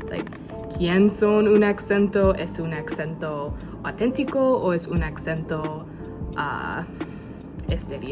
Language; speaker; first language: Spanish; non-native, learner; English